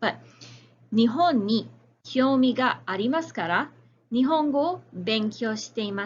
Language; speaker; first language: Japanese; non-native, fluent; English